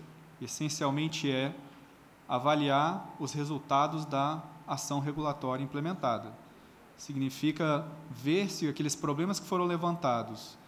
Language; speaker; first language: Portuguese; native; Portuguese